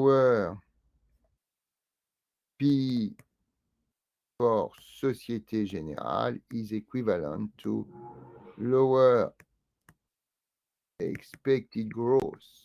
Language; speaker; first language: English; non-native, fluent; French